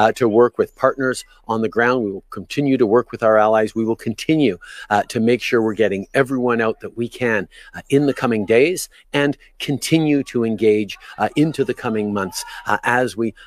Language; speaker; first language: English; native; English